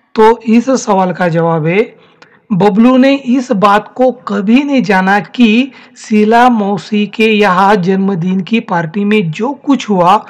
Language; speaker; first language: Hindi; non-native, local second language; Marathi